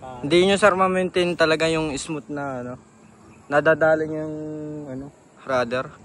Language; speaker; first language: Filipino; native; Filipino